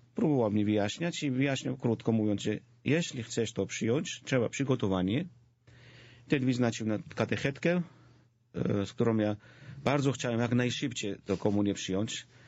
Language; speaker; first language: Polish; non-native, fluent; Georgian